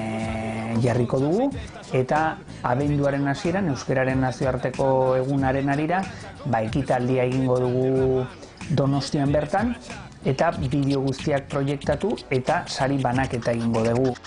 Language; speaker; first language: Basque; native; Basque